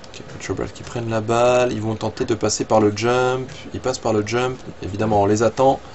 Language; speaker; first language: French; native; French